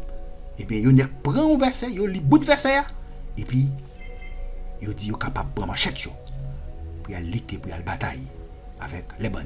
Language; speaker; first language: French; non-native, local second language; Haitian Creole